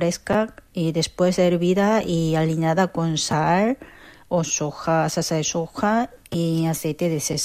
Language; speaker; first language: Spanish; non-native, fluent; Korean